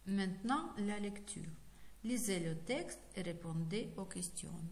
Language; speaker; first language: French; non-native, fluent; Ukrainian